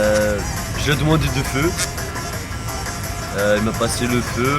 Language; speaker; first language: French; non-native, fluent; Persian